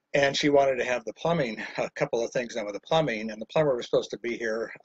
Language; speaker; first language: English; native; English